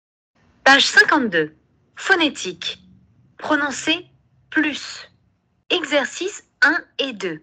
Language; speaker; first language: French; non-native, learner; Spanish